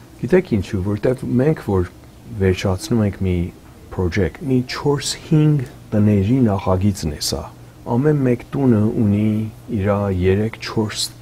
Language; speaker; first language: Armenian; early bilingual, heritage; Armenian